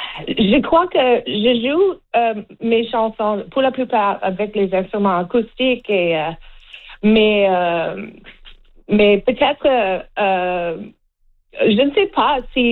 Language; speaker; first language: French; non-native, learner; English